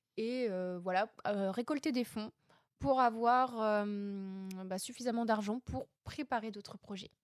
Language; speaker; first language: French; native; French